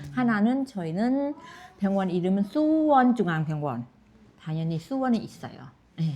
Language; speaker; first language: Korean; non-native, fluent; Thai